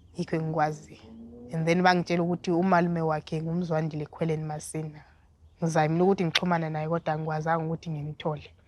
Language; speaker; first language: Zulu; native; Zulu